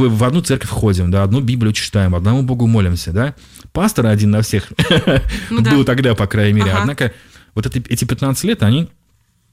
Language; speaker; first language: Russian; native; Russian